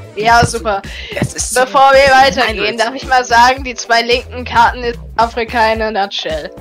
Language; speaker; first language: German; native; German